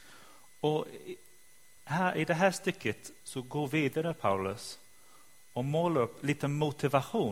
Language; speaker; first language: Swedish; non-native, fluent; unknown